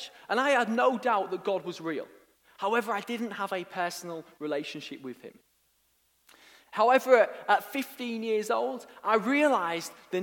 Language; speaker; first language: English; native; English